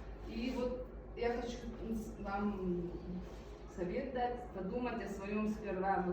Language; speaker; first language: Russian; non-native, local second language; Yakut